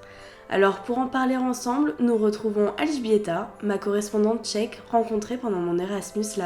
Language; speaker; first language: French; native; French